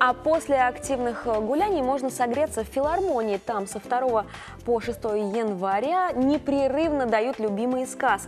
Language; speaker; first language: Russian; native; Russian